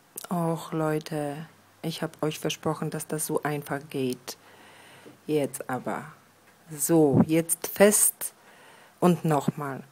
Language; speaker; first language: German; non-native, fluent; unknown